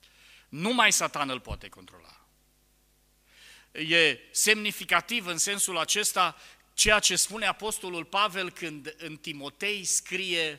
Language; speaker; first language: Romanian; native; Romanian